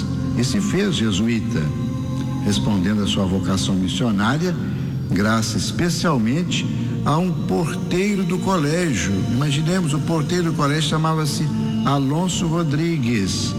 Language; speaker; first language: Portuguese; native; Portuguese